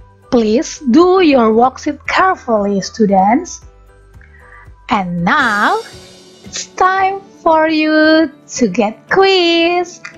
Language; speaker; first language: English; non-native, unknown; Indonesian